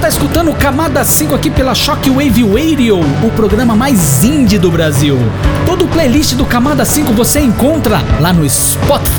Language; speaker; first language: Portuguese; native; Portuguese